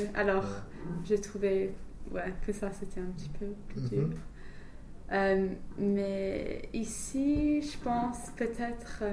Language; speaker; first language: French; non-native, fluent; English